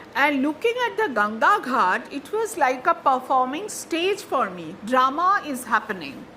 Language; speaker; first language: English; non-native, local second language; Bangla